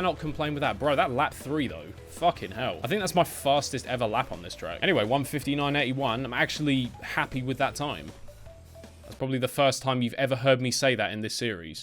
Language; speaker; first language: English; native; English